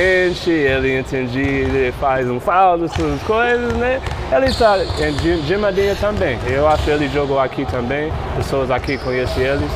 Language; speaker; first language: Portuguese; non-native, learner; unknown